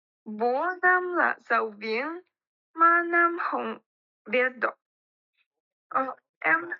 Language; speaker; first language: Vietnamese; non-native, learner; Russian